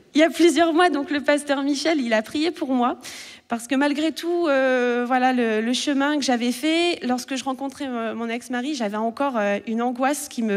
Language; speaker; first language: French; native; French